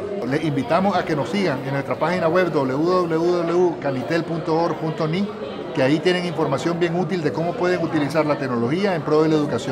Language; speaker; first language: Spanish; native; Spanish